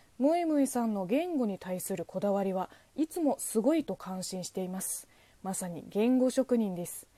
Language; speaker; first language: Japanese; non-native, fluent; Chinese